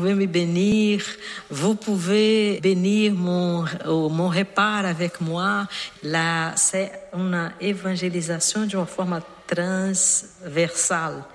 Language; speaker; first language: French; non-native, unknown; Portuguese